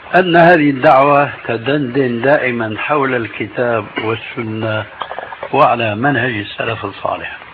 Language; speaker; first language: Arabic; early bilingual, other home language; Albanian